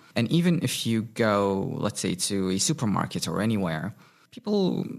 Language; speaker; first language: English; non-native, fluent; Arabic